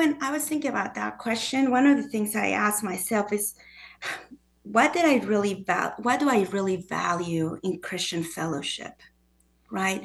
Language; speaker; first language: English; non-native, fluent; Spanish